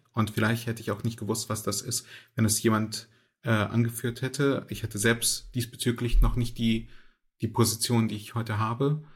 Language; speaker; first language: German; early bilingual, other home language; Russian